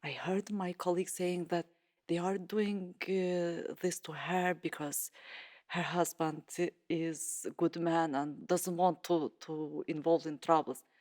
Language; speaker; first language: English; non-native, fluent; Albanian